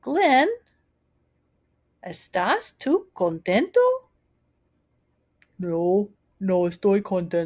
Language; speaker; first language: Spanish; non-native, fluent; English